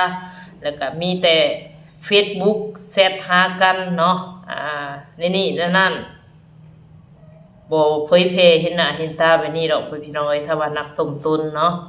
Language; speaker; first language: Thai; non-native, local second language; Lao